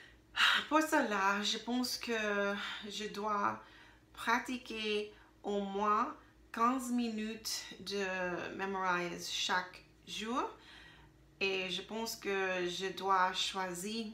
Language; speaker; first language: French; non-native, learner; English